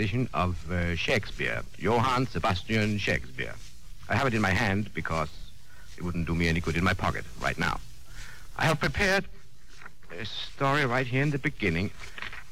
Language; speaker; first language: English; non-native, fluent; Danish